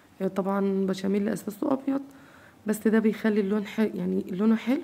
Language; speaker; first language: Arabic; native; Arabic